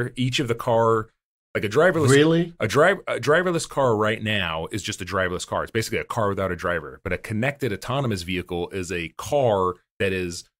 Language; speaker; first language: English; native; English